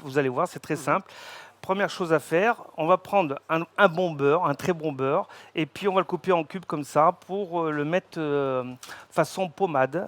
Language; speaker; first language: French; native; French